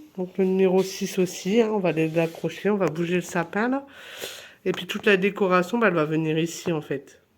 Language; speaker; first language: French; native; French